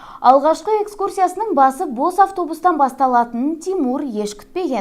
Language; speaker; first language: Kazakh; native; Kazakh